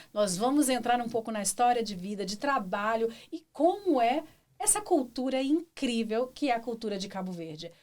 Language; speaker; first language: Portuguese; native; Portuguese